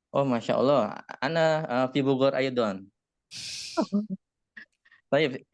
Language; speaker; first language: Arabic; non-native, learner; Indonesian